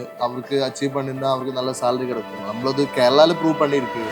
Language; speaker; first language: Tamil; non-native, learner; Malayalam